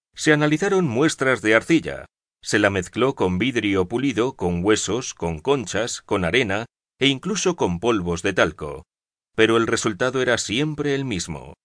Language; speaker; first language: Spanish; native; Spanish